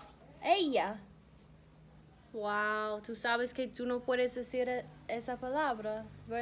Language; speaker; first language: Spanish; non-native, learner; English